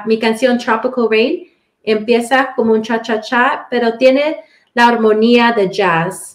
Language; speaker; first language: Spanish; early bilingual, heritage; Spanish